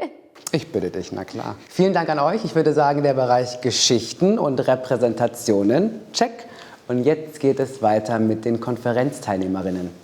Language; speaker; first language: German; native; German